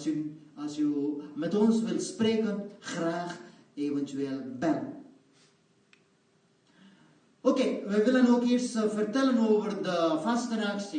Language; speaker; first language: Dutch; non-native, fluent; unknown